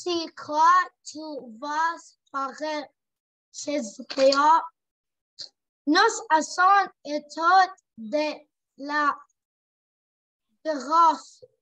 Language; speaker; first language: French; non-native, learner; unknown